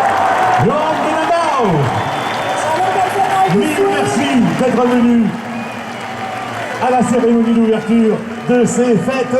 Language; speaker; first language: French; native; French